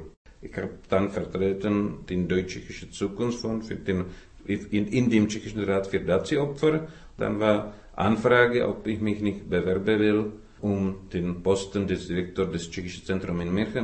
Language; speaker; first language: German; non-native, fluent; Czech